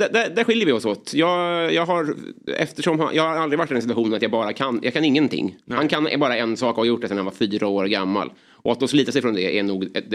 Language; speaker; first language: Swedish; native; Swedish